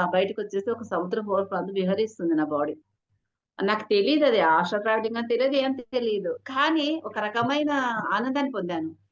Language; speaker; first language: Telugu; non-native, local second language; Hindi